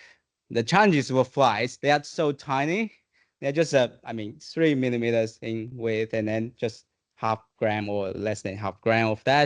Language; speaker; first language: English; non-native, fluent; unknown